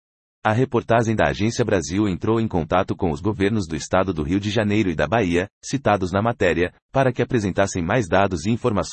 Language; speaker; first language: Portuguese; native; Portuguese